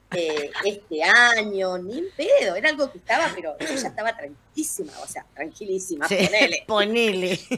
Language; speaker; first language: Spanish; native; Spanish